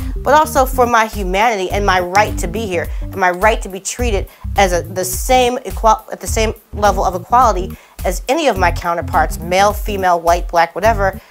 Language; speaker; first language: English; native; English